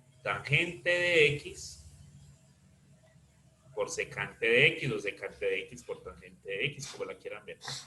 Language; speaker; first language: Spanish; native; Spanish